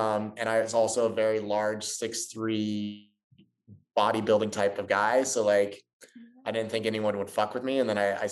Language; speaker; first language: English; native; English